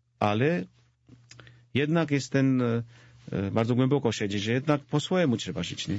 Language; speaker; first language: Polish; non-native, fluent; Georgian